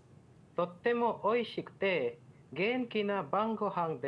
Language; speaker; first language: Japanese; non-native, learner; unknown